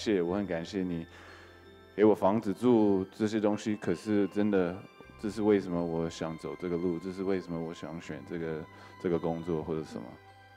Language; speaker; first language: Chinese; early bilingual, heritage; English